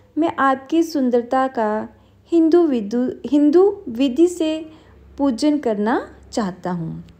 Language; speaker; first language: Hindi; non-native, local second language; Punjabi